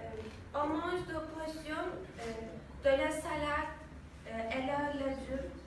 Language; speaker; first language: French; non-native, learner; Turkish